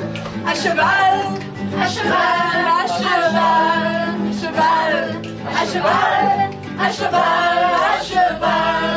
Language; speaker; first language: French; native; French